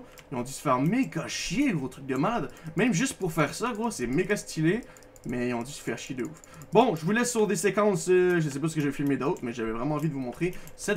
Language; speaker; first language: French; native; French